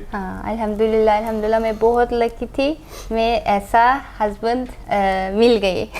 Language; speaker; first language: Urdu; non-native, learner; Azerbaijani